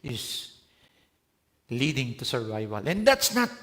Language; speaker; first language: English; non-native, local second language; Filipino